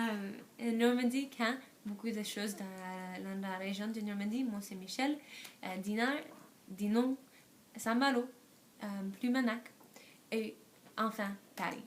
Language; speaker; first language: French; non-native, learner; English